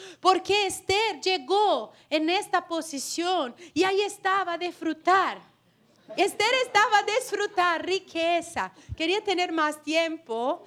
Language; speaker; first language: Spanish; non-native, fluent; Portuguese